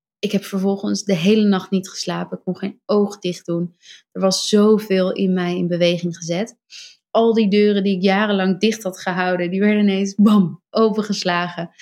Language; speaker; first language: Dutch; native; Dutch